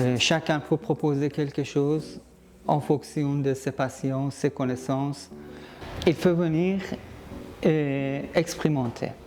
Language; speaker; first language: French; non-native, fluent; Persian